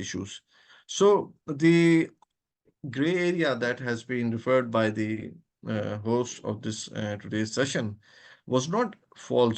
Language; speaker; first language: English; non-native, local second language; Urdu